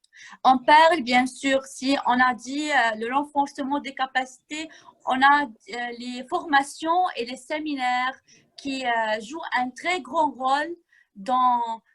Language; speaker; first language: French; non-native, fluent; Arabic